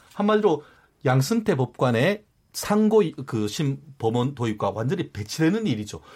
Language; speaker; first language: Korean; native; Korean